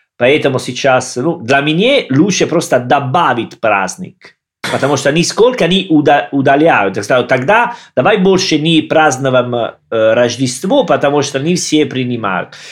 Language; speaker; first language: Russian; non-native, learner; Italian